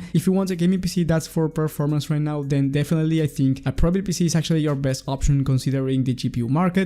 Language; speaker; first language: English; non-native, fluent; Spanish